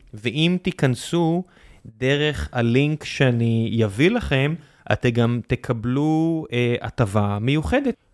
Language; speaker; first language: Hebrew; native; Hebrew